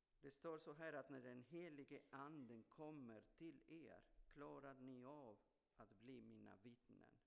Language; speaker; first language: Swedish; non-native, fluent; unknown